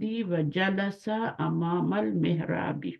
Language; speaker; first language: Arabic; non-native, fluent; Urdu